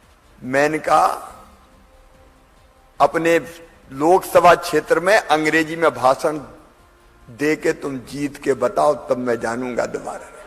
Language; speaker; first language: Hindi; native; Hindi